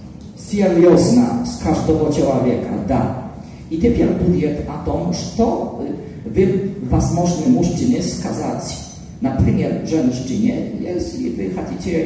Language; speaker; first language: Russian; non-native, learner; Polish